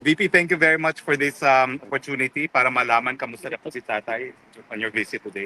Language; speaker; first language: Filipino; native; Filipino